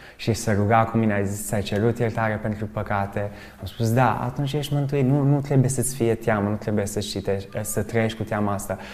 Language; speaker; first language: Romanian; early bilingual, other home language; English